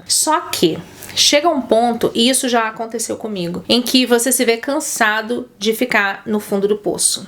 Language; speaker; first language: Portuguese; native; Portuguese